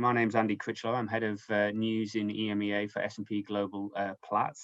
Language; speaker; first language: English; native; English